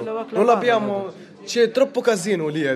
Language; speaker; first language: Italian; non-native, learner; Arabic